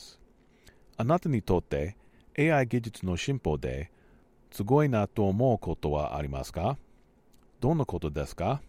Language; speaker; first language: Japanese; non-native, learner; English